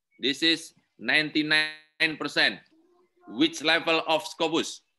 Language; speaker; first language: English; non-native, learner; Indonesian